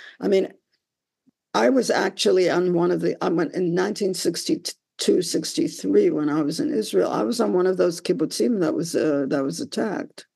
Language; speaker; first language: English; early bilingual, other home language; Polish